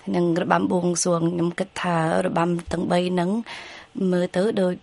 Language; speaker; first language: Khmer; early bilingual, heritage; Khmer